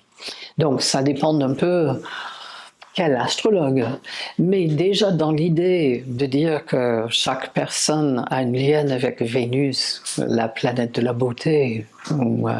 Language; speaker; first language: French; non-native, fluent; English